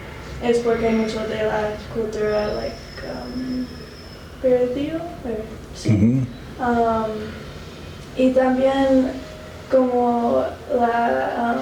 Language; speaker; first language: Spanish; non-native, learner; English